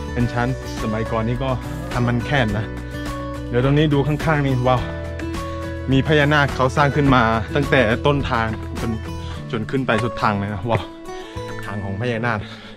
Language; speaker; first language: Thai; non-native, local second language; Karen languages